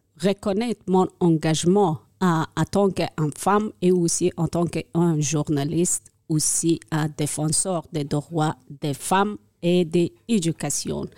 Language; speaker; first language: French; non-native, learner; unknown